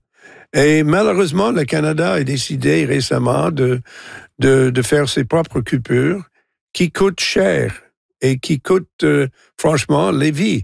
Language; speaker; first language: French; non-native, local second language; English